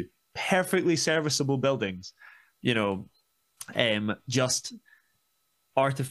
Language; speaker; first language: English; native; English